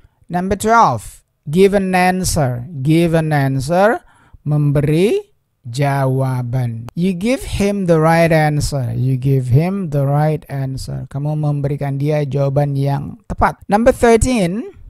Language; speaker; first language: English; non-native, fluent; Indonesian